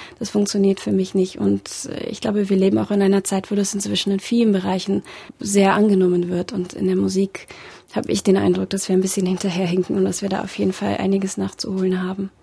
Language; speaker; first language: German; early bilingual, other home language; Russian